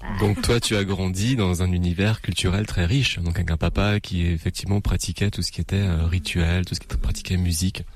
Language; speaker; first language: French; native; French